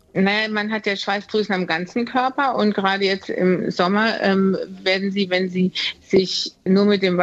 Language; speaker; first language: German; native; German